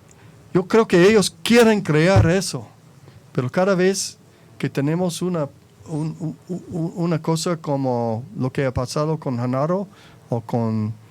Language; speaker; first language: Spanish; non-native, fluent; English